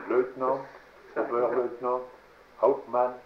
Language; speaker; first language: German; non-native, learner; French